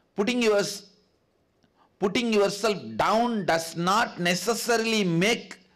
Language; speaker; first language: English; non-native, local second language; Tamil